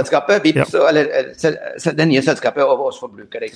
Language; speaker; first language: Norwegian; non-native, fluent; Spanish